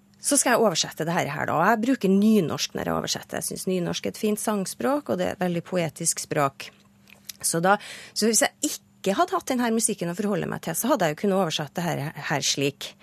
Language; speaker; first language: Norwegian; native; Norwegian